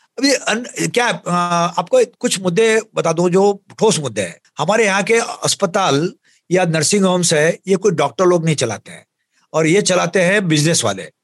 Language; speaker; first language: Hindi; native; Hindi